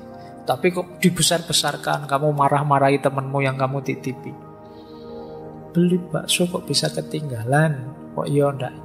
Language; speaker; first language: Indonesian; native; Indonesian